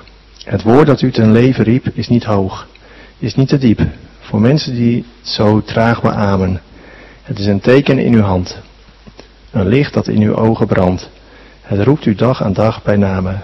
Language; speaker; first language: Dutch; native; Dutch